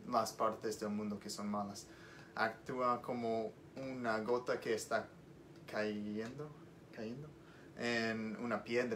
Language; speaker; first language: Spanish; non-native, learner; English